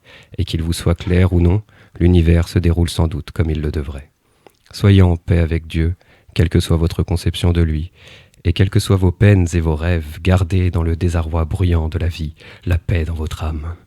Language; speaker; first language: French; native; French